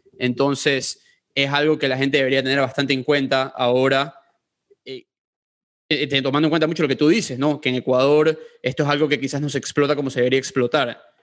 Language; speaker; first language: Spanish; native; Spanish